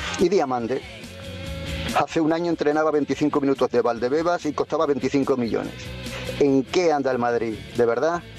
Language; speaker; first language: Spanish; native; Spanish